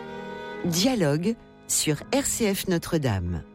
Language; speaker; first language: French; native; French